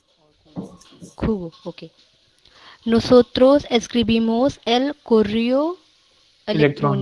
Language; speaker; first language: Spanish; non-native, learner; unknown